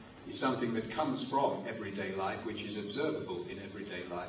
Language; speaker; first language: English; native; English